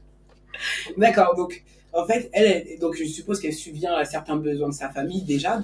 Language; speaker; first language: French; native; French